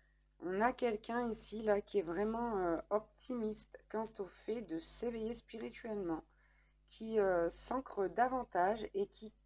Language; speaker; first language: French; native; French